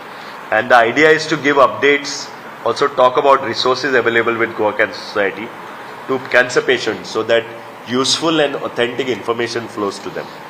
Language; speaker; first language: English; non-native, local second language; Konkani